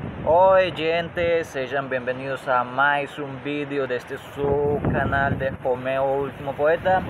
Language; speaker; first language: Portuguese; non-native, learner; Spanish